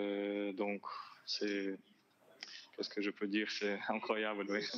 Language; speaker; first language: French; non-native, learner; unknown